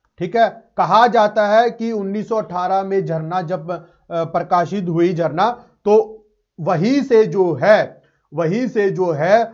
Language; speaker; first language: Hindi; non-native, local second language; Punjabi